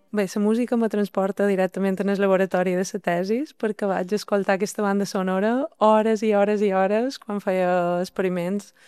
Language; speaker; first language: Catalan; native; Catalan